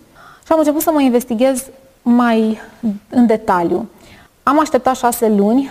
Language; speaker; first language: Romanian; native; Romanian